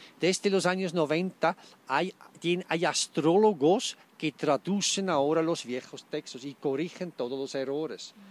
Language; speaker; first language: Spanish; non-native, fluent; German